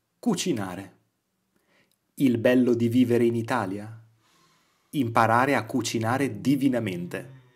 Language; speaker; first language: Italian; native; Italian